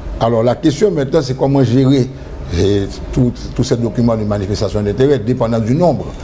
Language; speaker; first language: French; non-native, local second language; Haitian Creole